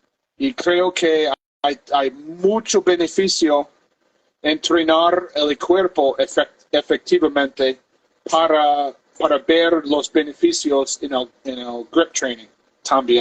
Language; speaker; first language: Spanish; non-native, fluent; English